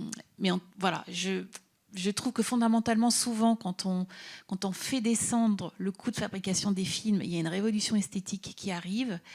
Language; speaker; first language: French; native; French